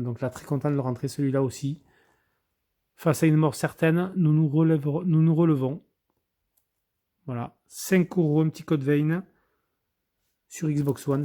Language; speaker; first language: French; native; French